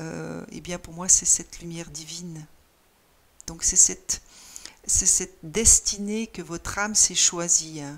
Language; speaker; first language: French; native; French